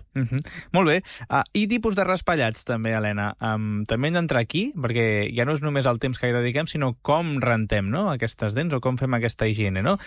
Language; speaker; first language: Catalan; native; Catalan